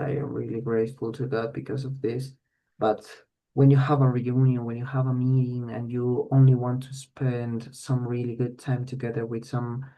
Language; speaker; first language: English; non-native, fluent; Spanish